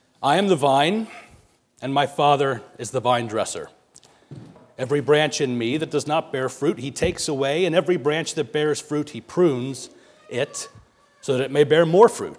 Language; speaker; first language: English; native; English